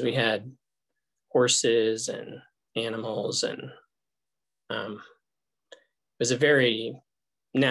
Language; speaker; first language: English; native; English